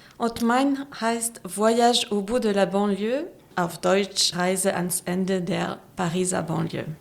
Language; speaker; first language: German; non-native, fluent; French